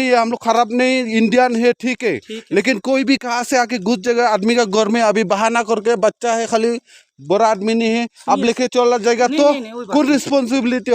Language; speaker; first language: Hindi; non-native, local second language; Khasi